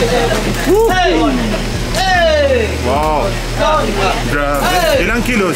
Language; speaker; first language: Filipino; non-native, learner; Arabic